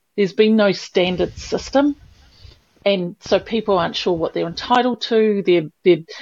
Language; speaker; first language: English; native; English